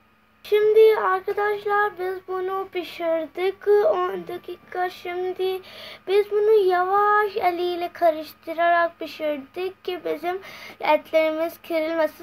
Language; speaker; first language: Turkish; non-native, fluent; Urdu